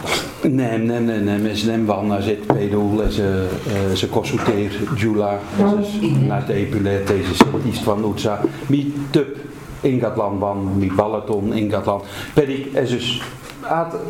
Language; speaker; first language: Hungarian; non-native, learner; Dutch